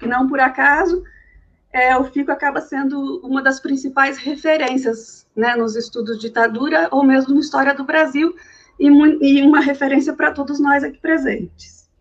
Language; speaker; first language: Portuguese; native; Portuguese